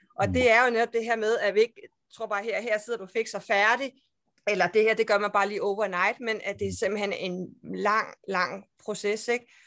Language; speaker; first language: Danish; native; Danish